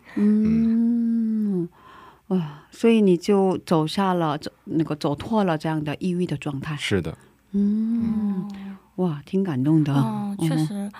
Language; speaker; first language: Chinese; native; Chinese